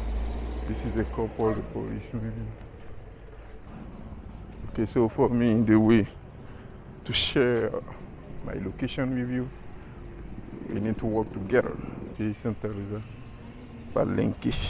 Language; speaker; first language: English; non-native, fluent; French